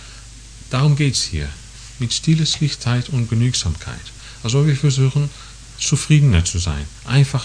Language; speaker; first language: German; non-native, fluent; English